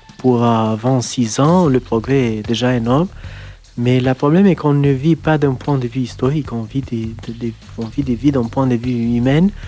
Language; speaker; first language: French; non-native, fluent; Romanian